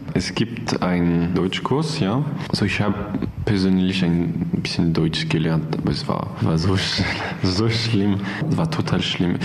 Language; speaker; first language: German; non-native, learner; French